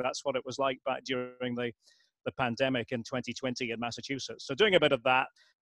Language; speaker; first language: English; native; English